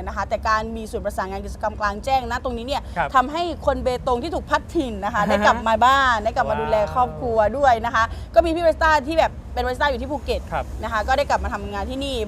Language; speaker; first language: Thai; native; Thai